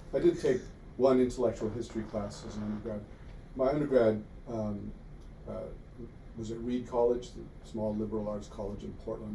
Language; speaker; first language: English; native; English